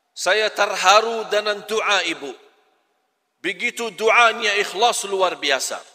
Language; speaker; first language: Malay; non-native, fluent; Arabic